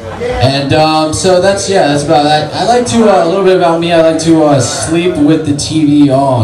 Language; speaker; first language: English; native; English